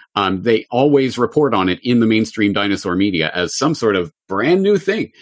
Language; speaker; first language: English; native; English